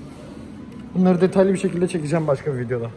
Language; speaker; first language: Turkish; native; Turkish